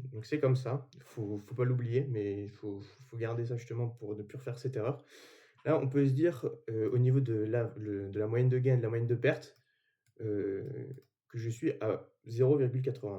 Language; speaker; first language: French; native; French